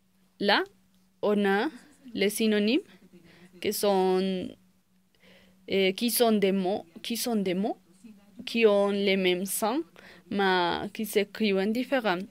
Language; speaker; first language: French; non-native, learner; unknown